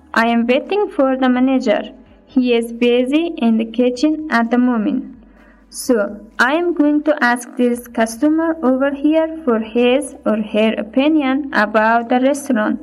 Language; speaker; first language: English; non-native, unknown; Persian